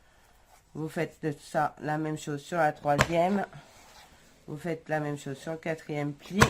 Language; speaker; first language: French; native; French